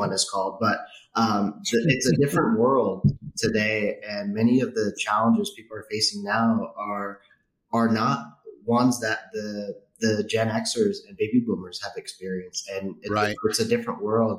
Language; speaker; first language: English; native; English